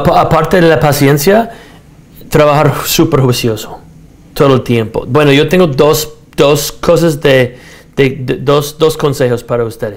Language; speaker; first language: Spanish; non-native, fluent; English